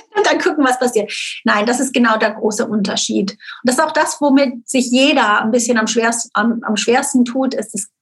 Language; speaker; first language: German; native; German